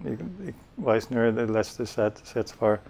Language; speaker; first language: German; non-native, fluent; English